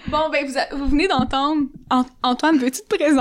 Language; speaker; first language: French; native; French